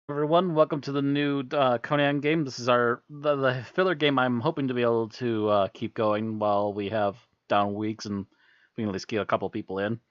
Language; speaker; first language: English; native; English